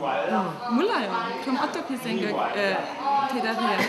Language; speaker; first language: Korean; non-native, learner; German